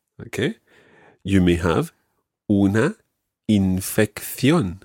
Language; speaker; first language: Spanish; non-native, fluent; English